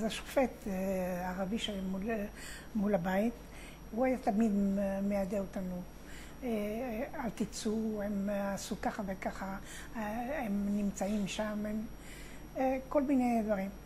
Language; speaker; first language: Hebrew; non-native, fluent; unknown